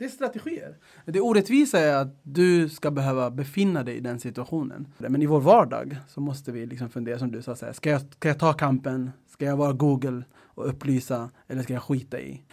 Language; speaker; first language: Swedish; early bilingual, other home language; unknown